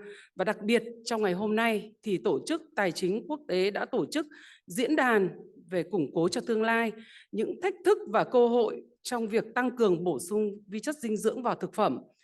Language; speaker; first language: Vietnamese; native; Vietnamese